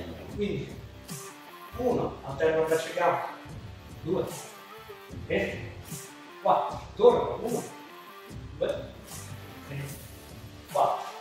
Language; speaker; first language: Italian; native; Italian